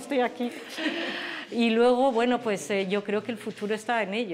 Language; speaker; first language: Spanish; non-native, fluent; French